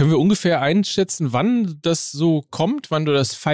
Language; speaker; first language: German; native; German